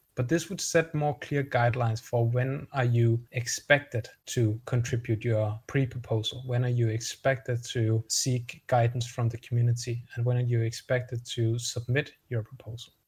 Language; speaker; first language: English; non-native, fluent; Danish